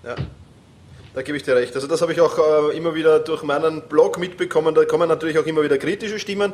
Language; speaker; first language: German; native; German